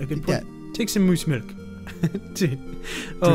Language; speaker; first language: English; native; English